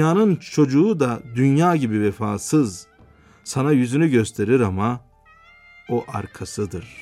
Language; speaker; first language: Turkish; native; Turkish